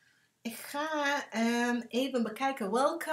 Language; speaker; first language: Dutch; non-native, learner; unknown